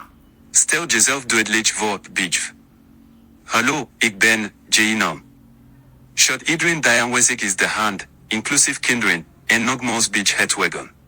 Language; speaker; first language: Dutch; non-native, learner; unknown